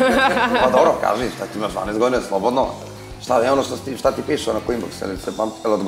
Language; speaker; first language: Serbian; native; Serbian